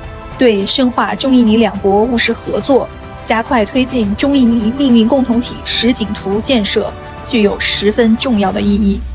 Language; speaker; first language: Chinese; native; Chinese